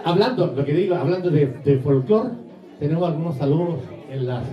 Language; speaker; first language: Spanish; native; Spanish